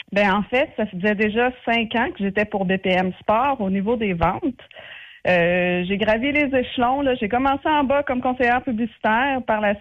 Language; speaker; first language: French; native; French